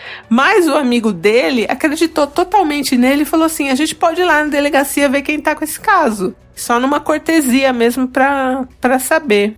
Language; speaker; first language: Portuguese; native; Portuguese